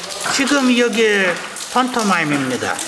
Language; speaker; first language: Korean; non-native, learner; Lithuanian